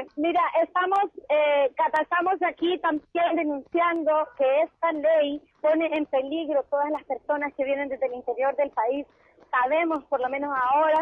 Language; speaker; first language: Spanish; native; Spanish